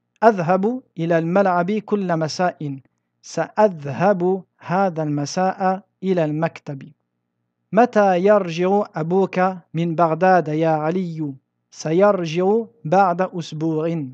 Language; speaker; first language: Arabic; non-native, fluent; French